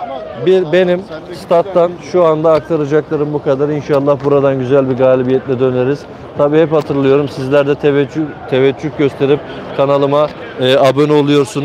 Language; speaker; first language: Turkish; native; Turkish